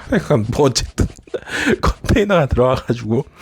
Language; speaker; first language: Korean; native; Korean